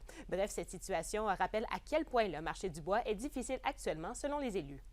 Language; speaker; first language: French; native; French